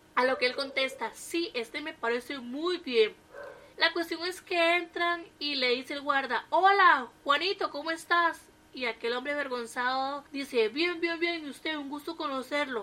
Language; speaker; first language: Spanish; native; Spanish